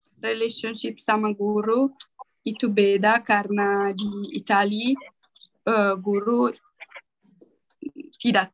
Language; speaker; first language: Indonesian; non-native, learner; Italian